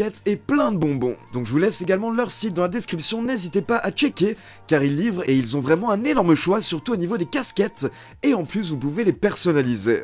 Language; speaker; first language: French; native; French